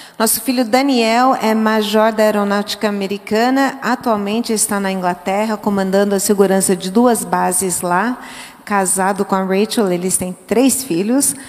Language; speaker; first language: Portuguese; early bilingual, other home language; English